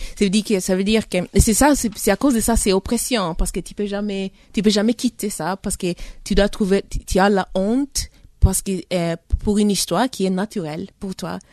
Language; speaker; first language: French; early bilingual, heritage; French